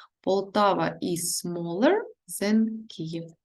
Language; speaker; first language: English; non-native, learner; Ukrainian